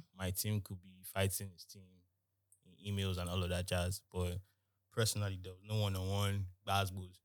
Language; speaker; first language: English; non-native, local second language; Yoruba